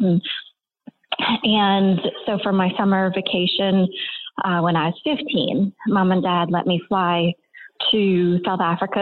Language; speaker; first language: English; native; English